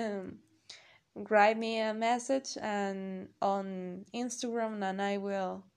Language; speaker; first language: English; non-native, learner; Spanish